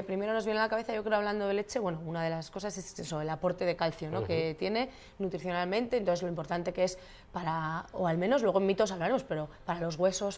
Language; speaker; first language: Spanish; native; Spanish